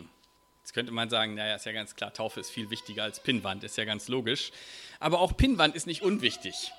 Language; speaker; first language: German; native; German